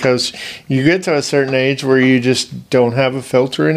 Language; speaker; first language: English; native; English